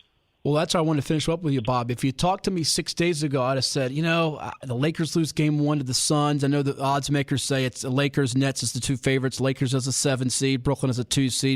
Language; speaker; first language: English; native; English